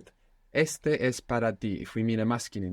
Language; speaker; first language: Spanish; non-native, fluent; English